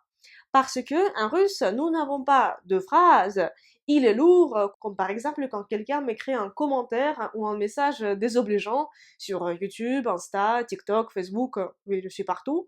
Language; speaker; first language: French; non-native, fluent; Russian